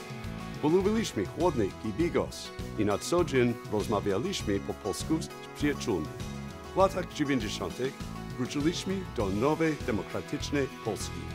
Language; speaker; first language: Polish; non-native, fluent; English